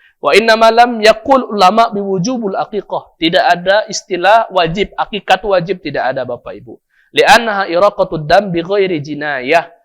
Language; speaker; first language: Malay; native; Malay